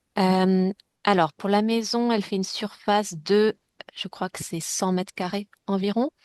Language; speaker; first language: French; native; French